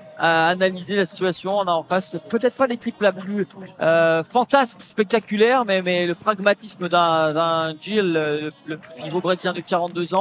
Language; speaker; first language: French; native; French